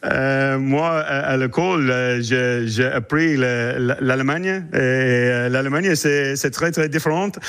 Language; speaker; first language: French; non-native, learner; English